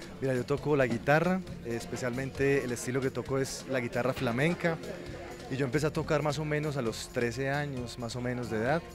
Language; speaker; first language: Spanish; native; Spanish